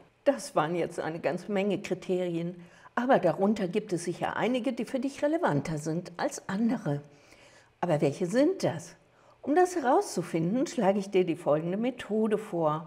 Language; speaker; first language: German; native; German